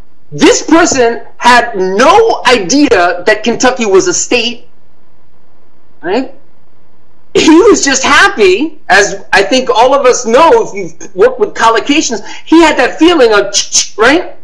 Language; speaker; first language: English; native; English